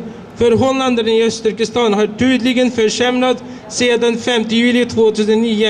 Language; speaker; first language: Swedish; non-native, fluent; Uyghur